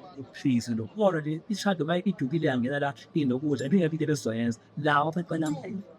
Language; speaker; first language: Zulu; native; Zulu